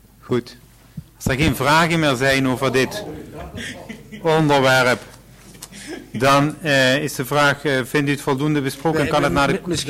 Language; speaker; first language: Dutch; native; Dutch